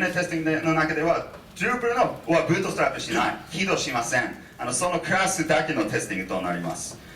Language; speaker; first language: Japanese; non-native, fluent; English